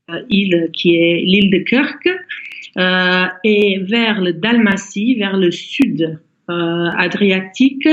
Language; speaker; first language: French; non-native, fluent; Croatian